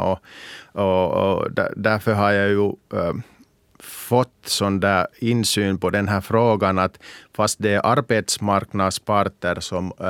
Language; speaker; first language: Swedish; non-native, local second language; Finnish